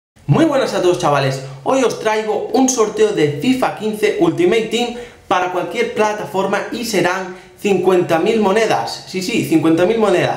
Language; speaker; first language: Spanish; native; Spanish